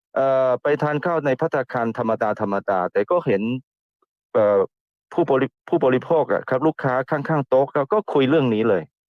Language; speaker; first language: Thai; non-native, fluent; Chinese